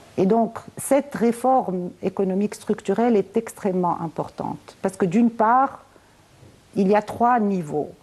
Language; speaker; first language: French; non-native, local second language; Arabic